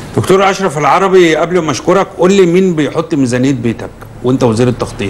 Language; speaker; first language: Egyptian Arabic; native; Egyptian Arabic